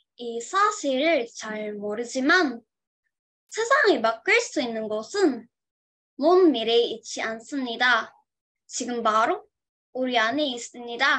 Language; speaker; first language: Korean; non-native, learner; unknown